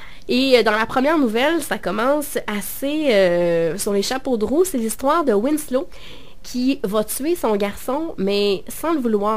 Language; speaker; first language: French; native; French